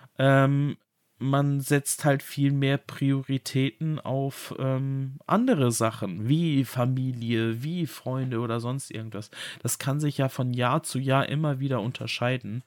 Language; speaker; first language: German; native; German